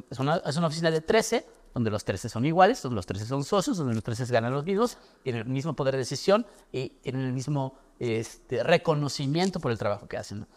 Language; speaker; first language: Spanish; native; Spanish